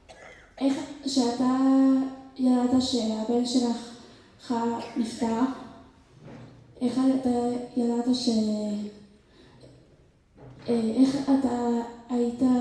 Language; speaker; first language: Hebrew; non-native, learner; Spanish